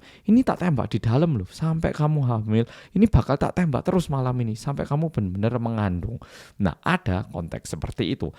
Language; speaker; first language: Indonesian; early bilingual, other home language; Korean